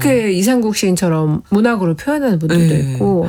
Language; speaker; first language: Korean; native; Korean